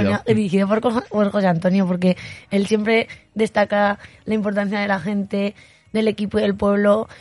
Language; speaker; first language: Spanish; native; Spanish